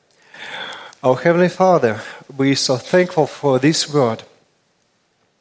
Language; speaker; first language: English; non-native, fluent; Russian